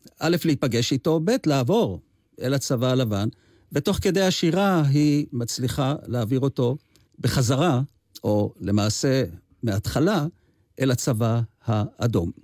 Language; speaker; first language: Hebrew; native; Hebrew